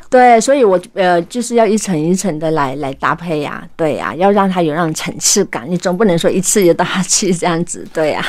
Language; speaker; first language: Chinese; early bilingual, heritage; Chinese